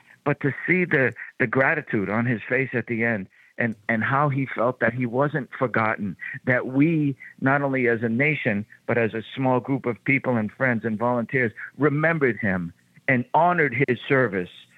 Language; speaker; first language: English; native; English